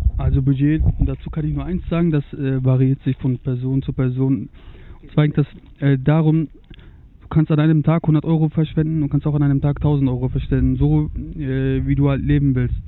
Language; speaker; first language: German; early bilingual, other home language; Turkish